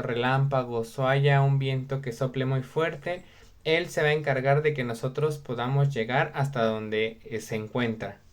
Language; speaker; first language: Spanish; native; Spanish